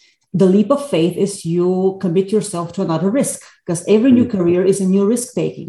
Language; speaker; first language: English; non-native, fluent; Bulgarian